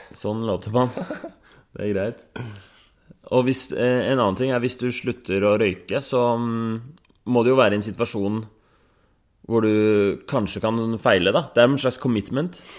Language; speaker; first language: Norwegian; native; Norwegian